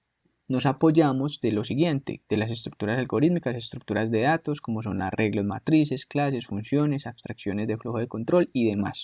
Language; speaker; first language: Spanish; native; Spanish